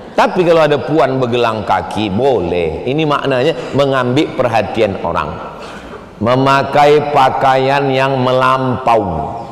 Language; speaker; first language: Malay; native; Malay